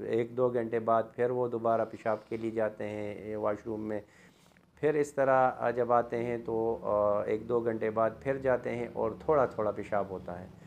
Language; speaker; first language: Urdu; non-native, local second language; Pashto